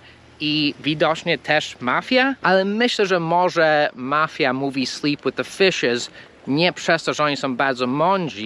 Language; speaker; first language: Polish; non-native, fluent; English